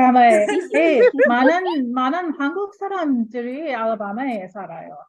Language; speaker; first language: Korean; non-native, learner; English